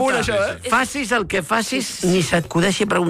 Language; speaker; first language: Catalan; native; Catalan